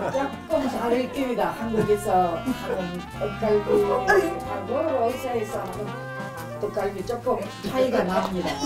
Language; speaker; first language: Korean; early bilingual, heritage; Korean